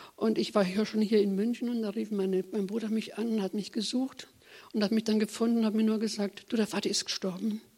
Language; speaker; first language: German; native; German